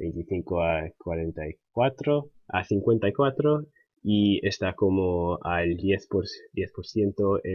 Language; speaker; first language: Spanish; non-native, fluent; English